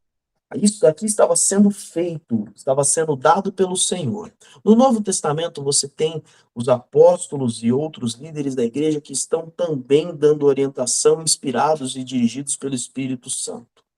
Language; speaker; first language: Portuguese; native; Portuguese